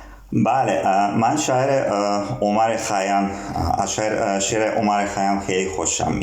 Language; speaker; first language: Persian; non-native, learner; Serbian